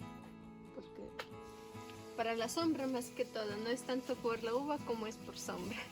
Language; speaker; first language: Spanish; non-native, local second language; Russian